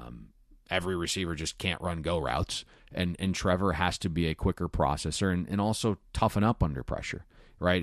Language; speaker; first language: English; native; English